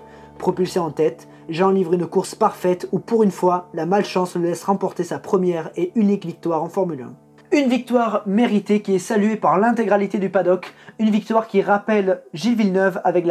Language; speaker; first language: French; native; French